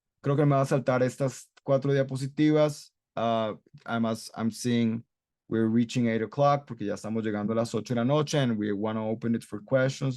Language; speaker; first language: Spanish; non-native, fluent; English